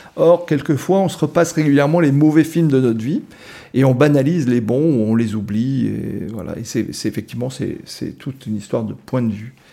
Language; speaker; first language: French; native; French